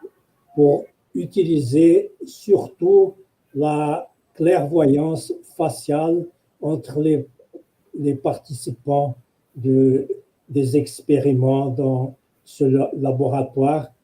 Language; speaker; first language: French; non-native, fluent; Portuguese